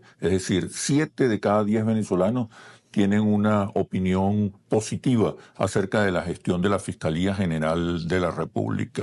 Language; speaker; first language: Spanish; native; Spanish